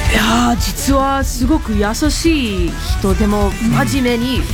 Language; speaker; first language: Japanese; non-native, fluent; English